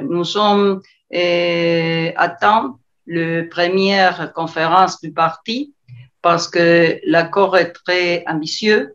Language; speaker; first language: French; non-native, learner; Spanish